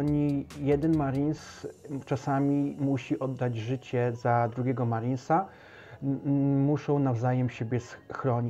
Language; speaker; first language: Polish; native; Polish